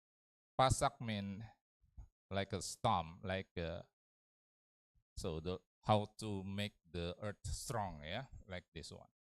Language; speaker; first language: English; non-native, learner; Indonesian